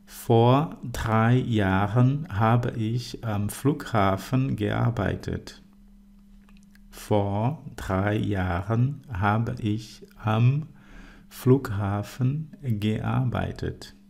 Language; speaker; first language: German; non-native, fluent; Portuguese